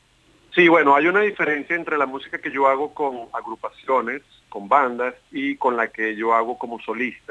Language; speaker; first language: Spanish; native; Spanish